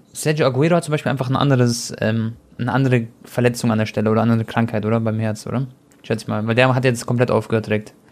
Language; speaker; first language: German; early bilingual, other home language; Croatian